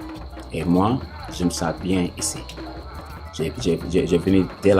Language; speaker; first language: French; non-native, local second language; Wolof